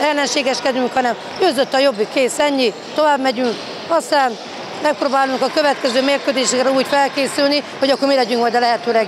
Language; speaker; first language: Hungarian; native; Hungarian